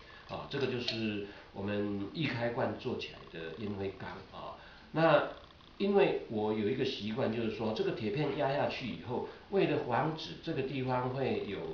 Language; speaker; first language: Chinese; native; Chinese